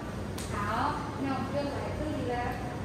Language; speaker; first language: Chinese; non-native, fluent; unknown